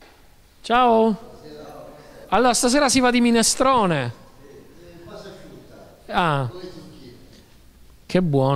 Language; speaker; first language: Italian; native; Italian